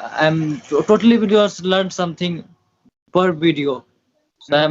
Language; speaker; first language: English; non-native, learner; Hindi